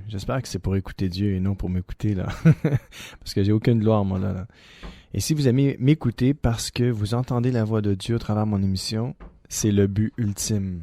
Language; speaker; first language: French; native; French